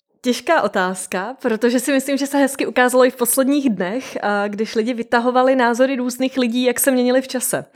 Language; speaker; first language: Czech; native; Czech